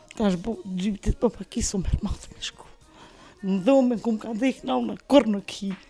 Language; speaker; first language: Albanian; native; Albanian